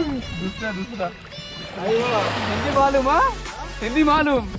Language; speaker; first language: Hindi; non-native, learner; Arabic